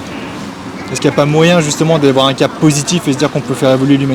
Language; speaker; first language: French; native; French